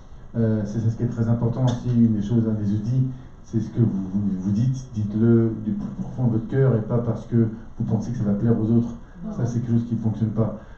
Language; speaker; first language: French; native; French